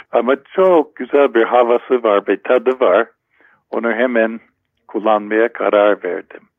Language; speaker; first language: Turkish; non-native, fluent; English